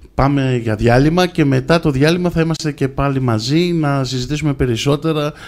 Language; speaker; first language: Greek; native; Greek